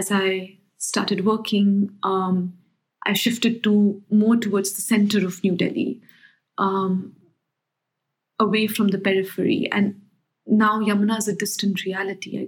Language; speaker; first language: English; non-native, local second language; Hindi